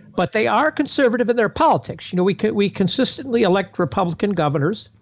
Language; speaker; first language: English; native; English